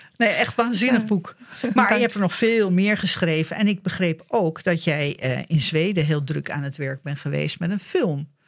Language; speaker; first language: Dutch; native; Dutch